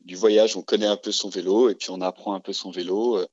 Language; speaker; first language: French; native; French